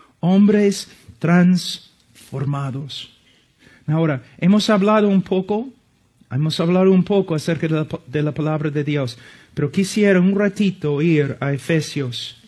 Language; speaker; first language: Spanish; non-native, fluent; English